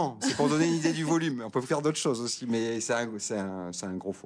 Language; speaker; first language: French; native; French